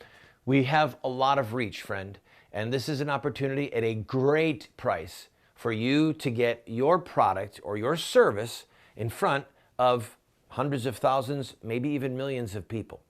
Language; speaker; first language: English; native; English